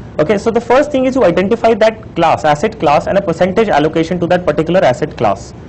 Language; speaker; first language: English; non-native, local second language; Hindi